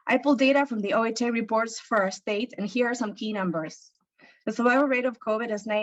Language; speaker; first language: English; non-native, fluent; Spanish